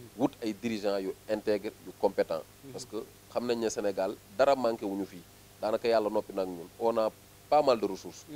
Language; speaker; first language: Wolof; native; Wolof